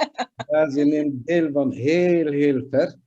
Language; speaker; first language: Dutch; non-native, fluent; Kurdish